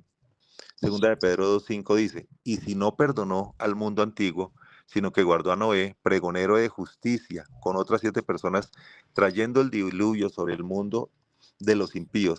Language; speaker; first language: Spanish; native; Spanish